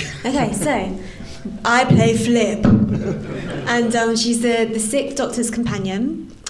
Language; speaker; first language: English; native; English